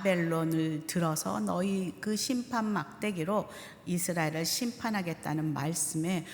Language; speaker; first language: Korean; native; Korean